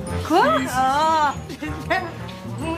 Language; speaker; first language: French; native; French